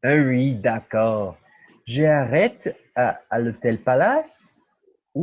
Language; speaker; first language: French; non-native, fluent; Portuguese